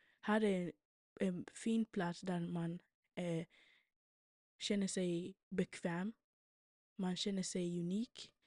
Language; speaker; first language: Swedish; early bilingual, other home language; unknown